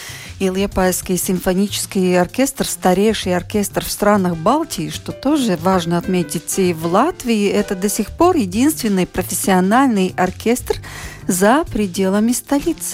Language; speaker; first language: Russian; native; Russian